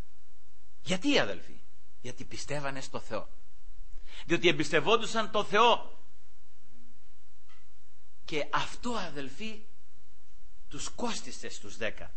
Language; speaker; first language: Greek; native; Greek